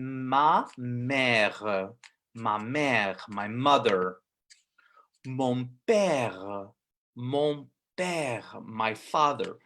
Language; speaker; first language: French; non-native, fluent; English